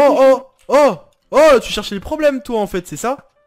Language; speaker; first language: French; native; French